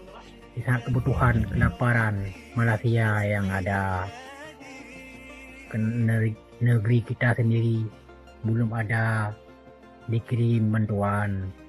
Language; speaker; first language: Indonesian; non-native, local second language; Achinese